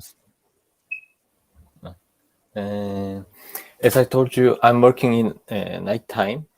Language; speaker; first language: English; non-native, learner; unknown